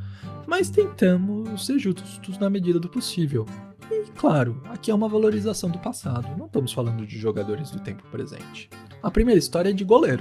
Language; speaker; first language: Portuguese; native; Portuguese